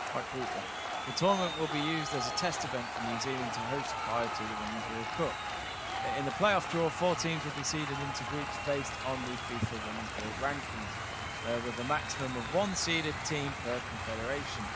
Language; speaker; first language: English; native; English